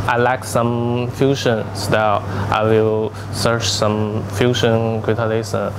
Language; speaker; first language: English; non-native, learner; Chinese